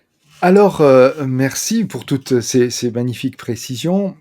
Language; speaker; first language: French; native; French